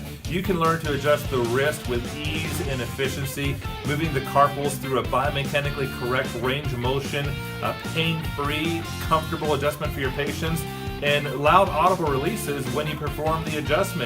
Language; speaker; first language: English; native; English